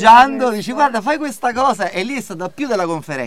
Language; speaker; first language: Italian; native; Italian